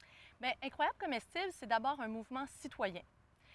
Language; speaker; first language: French; native; French